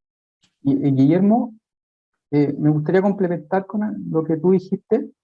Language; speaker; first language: Spanish; native; Spanish